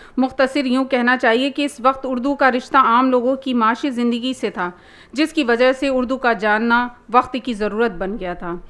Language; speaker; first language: Urdu; native; Urdu